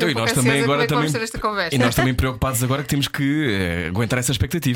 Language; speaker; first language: Portuguese; native; Portuguese